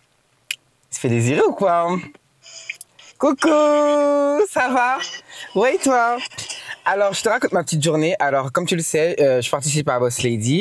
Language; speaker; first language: French; native; French